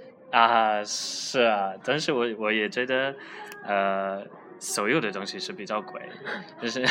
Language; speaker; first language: Chinese; non-native, learner; English